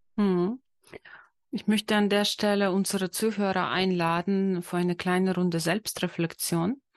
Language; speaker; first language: German; non-native, fluent; Ukrainian